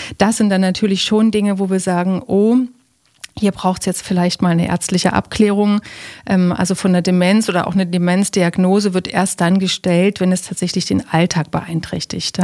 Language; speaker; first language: German; native; German